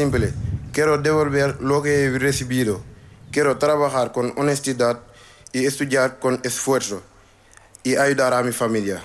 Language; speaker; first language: Spanish; non-native, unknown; Wolof